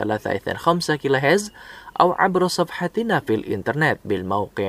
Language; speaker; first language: Arabic; non-native, fluent; Indonesian